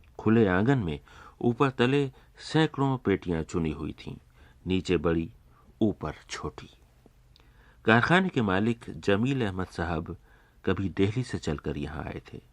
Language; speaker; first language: Urdu; native; Urdu